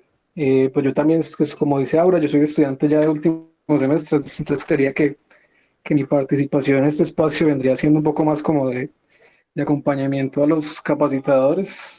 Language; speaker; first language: Spanish; native; Spanish